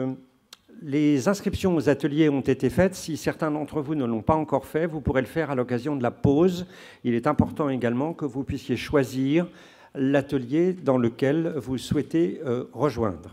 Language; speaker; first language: French; native; French